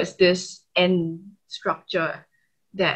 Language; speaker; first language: English; non-native, local second language; Chinese